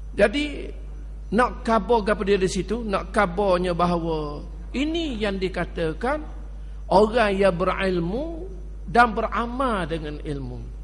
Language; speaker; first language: Malay; native; Malay